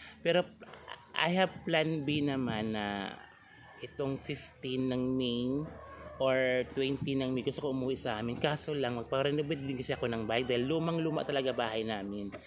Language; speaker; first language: Filipino; non-native, local second language; Cebuano